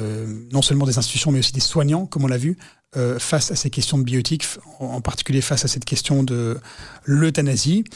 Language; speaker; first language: French; native; French